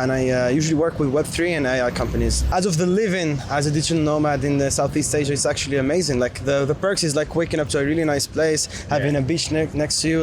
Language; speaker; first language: English; non-native, fluent; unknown